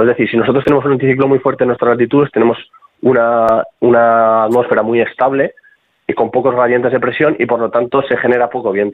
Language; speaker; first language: Spanish; native; Spanish